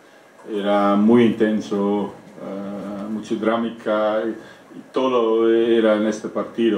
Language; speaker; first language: Spanish; non-native, fluent; Dutch